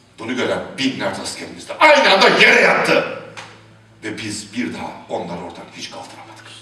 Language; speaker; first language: Turkish; native; Turkish